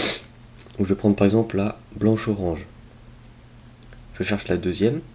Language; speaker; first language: French; native; French